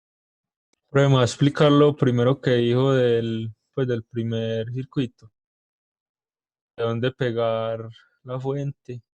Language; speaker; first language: Spanish; native; Spanish